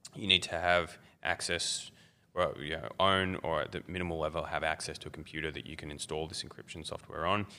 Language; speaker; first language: English; native; English